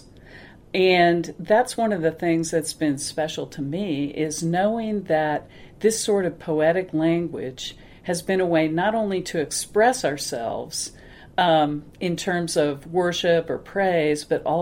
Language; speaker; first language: English; native; English